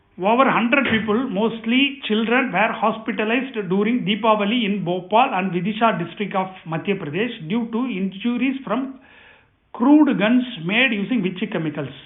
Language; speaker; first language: English; non-native, local second language; Tamil